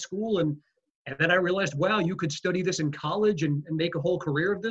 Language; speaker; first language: English; native; English